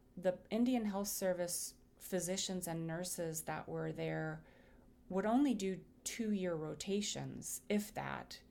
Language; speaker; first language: English; native; English